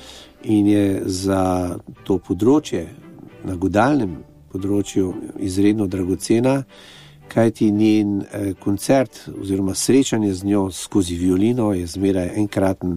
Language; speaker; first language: Slovenian; native; Slovenian